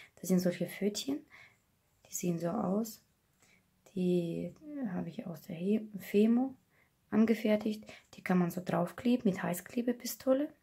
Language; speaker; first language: German; non-native, fluent; Russian